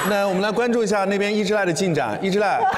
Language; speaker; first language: Chinese; native; Chinese